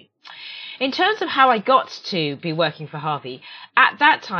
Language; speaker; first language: English; native; English